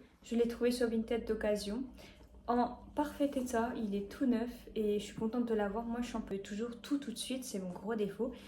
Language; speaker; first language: French; native; French